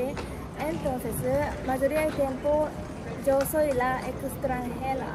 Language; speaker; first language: Spanish; non-native, learner; Japanese